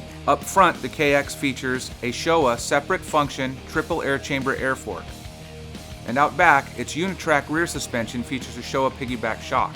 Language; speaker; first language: English; native; English